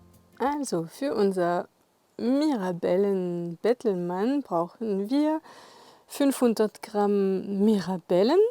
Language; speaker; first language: German; non-native, fluent; French